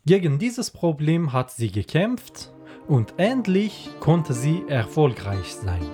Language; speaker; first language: German; non-native, learner; Persian